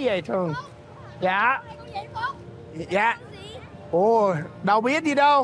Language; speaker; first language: Vietnamese; non-native, fluent; English